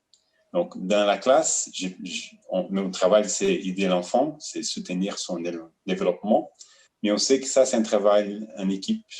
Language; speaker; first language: French; non-native, fluent; Portuguese